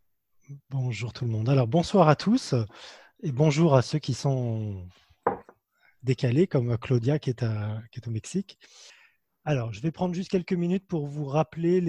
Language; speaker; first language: French; native; French